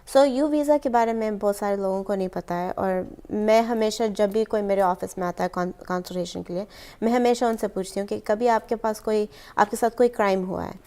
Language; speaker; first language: Hindi; early bilingual, heritage; Hindi